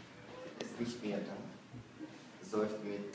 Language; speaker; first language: German; non-native, fluent; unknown